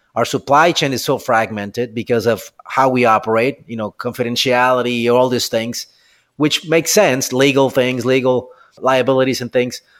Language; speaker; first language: English; non-native, fluent; Spanish